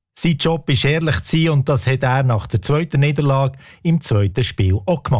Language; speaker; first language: German; native; German